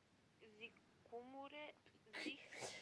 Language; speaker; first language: German; non-native, learner; Macedonian